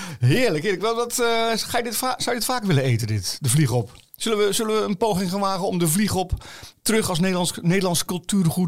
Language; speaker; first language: Dutch; native; Dutch